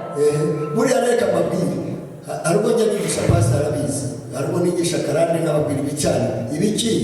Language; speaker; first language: Kinyarwanda; early bilingual, heritage; Kinyarwanda